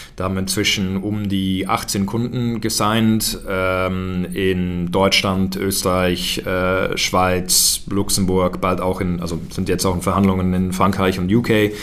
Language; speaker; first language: German; early bilingual, heritage; German